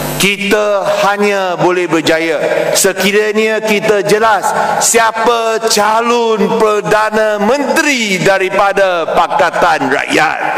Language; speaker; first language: Malay; non-native, local second language; Chinese